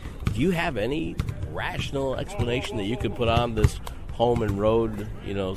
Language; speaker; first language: English; native; English